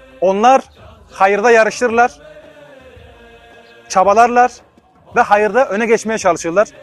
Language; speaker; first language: Turkish; non-native, fluent; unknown